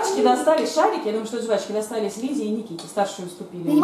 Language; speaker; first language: Russian; native; Russian